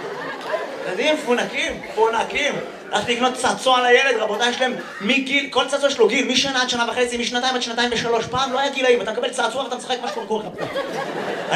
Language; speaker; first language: Hebrew; native; Hebrew